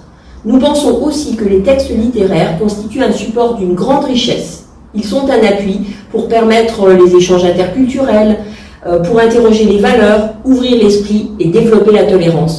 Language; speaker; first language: French; native; French